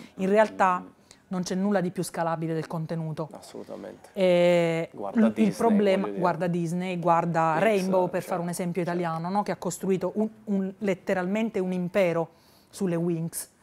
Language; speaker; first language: Italian; native; Italian